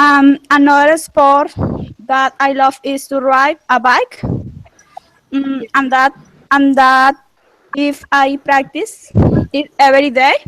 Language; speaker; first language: English; non-native, learner; Spanish